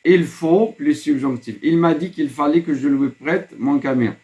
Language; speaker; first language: French; non-native, local second language; Arabic